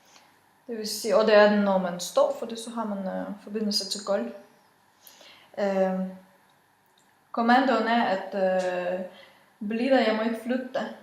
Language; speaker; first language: Danish; non-native, fluent; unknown